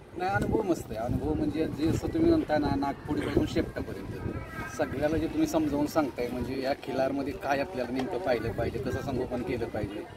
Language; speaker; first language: Marathi; native; Marathi